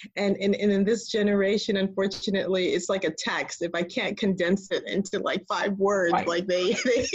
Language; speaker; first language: English; early bilingual, other home language; Spanish